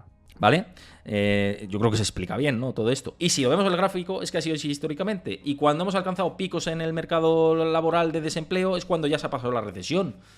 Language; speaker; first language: Spanish; native; Spanish